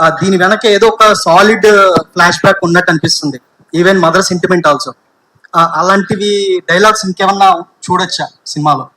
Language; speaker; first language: Telugu; native; Telugu